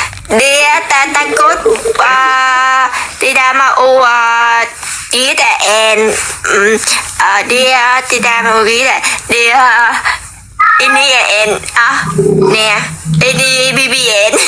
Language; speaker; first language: Indonesian; non-native, learner; Vietnamese